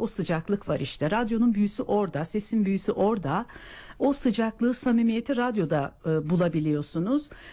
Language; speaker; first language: Turkish; native; Turkish